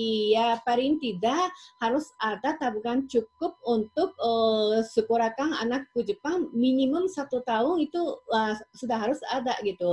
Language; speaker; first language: Indonesian; non-native, fluent; Japanese